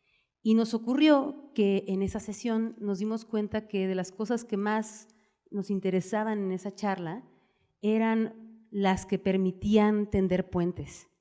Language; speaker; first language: Spanish; native; Spanish